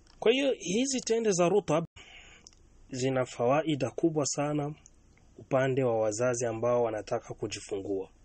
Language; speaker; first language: Swahili; native; Swahili